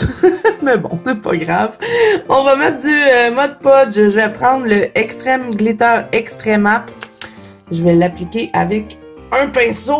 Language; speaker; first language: French; native; French